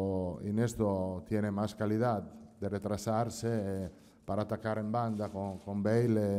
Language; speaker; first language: Spanish; non-native, fluent; Italian